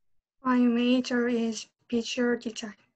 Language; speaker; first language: English; non-native, learner; Korean